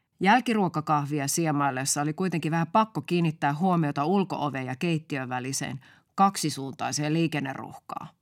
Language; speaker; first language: Finnish; native; Finnish